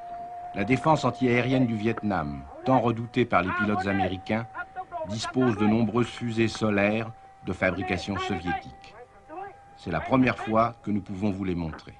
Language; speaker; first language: French; native; French